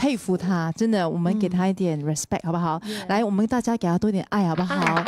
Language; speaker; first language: Chinese; native; Chinese